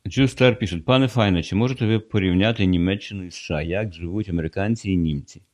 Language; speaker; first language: Ukrainian; non-native, local second language; Russian